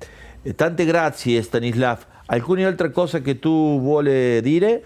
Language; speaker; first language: Italian; non-native, learner; Spanish